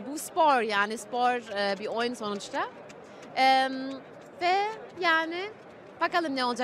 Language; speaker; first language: Turkish; early bilingual, heritage; German